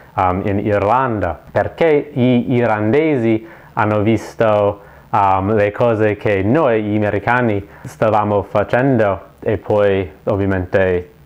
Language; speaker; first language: Italian; non-native, learner; English